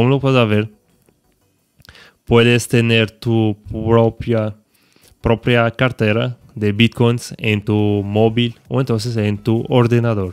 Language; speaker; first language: Spanish; non-native, fluent; Portuguese